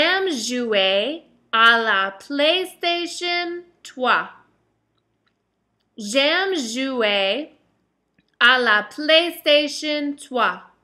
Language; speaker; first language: French; non-native, fluent; English